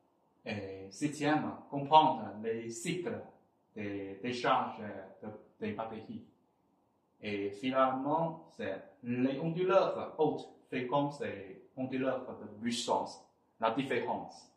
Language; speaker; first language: French; non-native, fluent; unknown